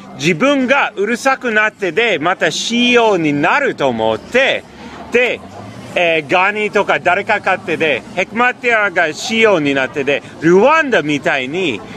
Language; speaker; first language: Japanese; non-native, fluent; Persian